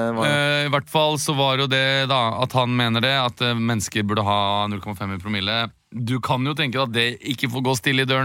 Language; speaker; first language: Norwegian; native; Norwegian